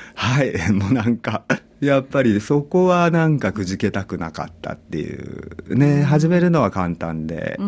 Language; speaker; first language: Japanese; native; Japanese